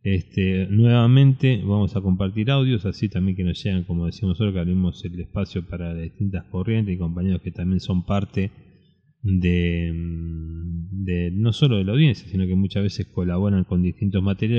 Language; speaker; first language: Spanish; native; Spanish